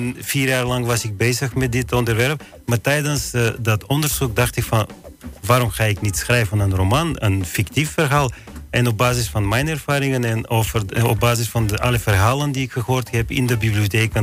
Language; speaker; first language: Dutch; non-native, fluent; Bulgarian